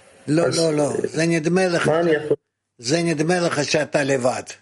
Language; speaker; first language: Hebrew; non-native, fluent; Russian